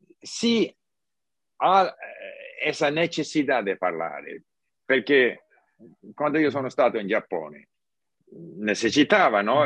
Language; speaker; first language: Italian; non-native, learner; English